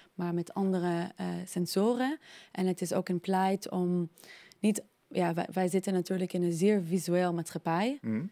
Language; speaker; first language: Dutch; non-native, fluent; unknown